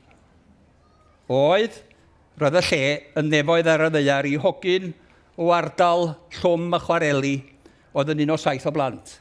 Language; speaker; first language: Welsh; native; Welsh